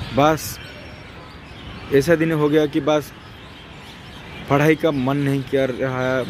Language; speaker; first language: Hindi; non-native, local second language; Odia